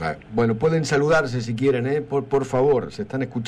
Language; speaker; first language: Spanish; native; Spanish